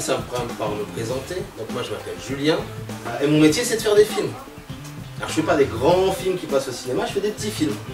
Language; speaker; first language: French; native; French